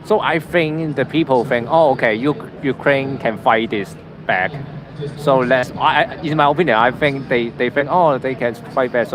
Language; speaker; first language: English; non-native, learner; Cantonese